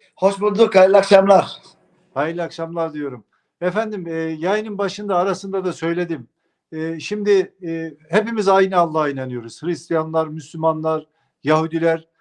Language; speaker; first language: Turkish; non-native, fluent; Arabic